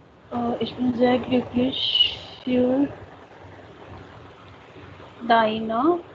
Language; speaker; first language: German; non-native, fluent; Hindi